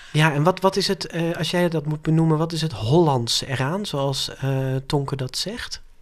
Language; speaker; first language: Dutch; native; Dutch